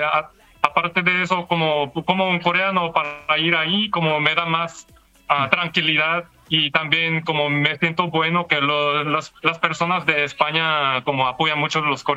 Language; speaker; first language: Spanish; non-native, fluent; Korean